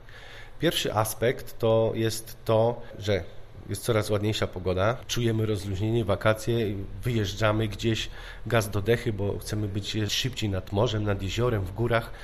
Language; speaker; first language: Polish; native; Polish